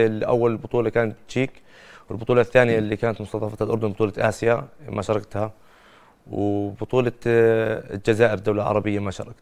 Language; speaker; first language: Arabic; native; Arabic